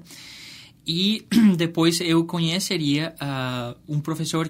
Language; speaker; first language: Portuguese; non-native, fluent; Spanish